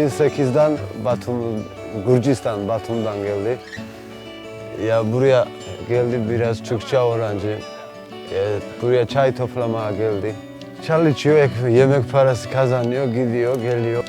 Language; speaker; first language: Turkish; non-native, learner; Georgian